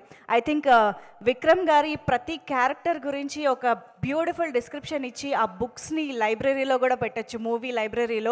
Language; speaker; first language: Telugu; native; Telugu